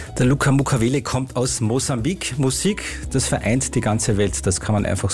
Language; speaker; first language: German; native; German